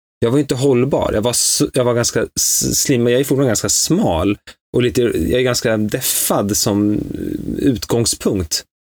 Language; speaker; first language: Swedish; early bilingual, other home language; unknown